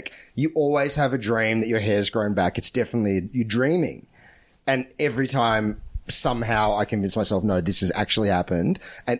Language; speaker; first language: English; native; English